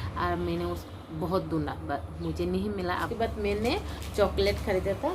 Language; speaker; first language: Hindi; non-native, local second language; Kok Borok